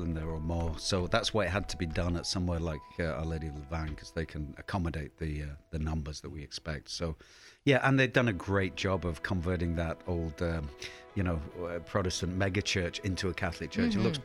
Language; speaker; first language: English; native; English